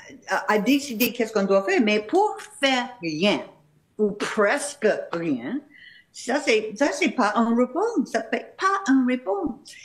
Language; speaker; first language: French; non-native, fluent; English